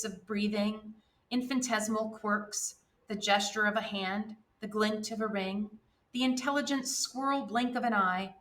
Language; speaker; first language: English; native; English